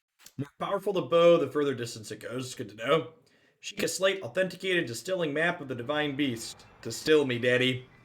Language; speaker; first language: English; native; English